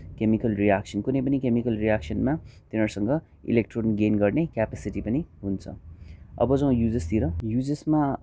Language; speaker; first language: Nepali; non-native, local second language; Hindi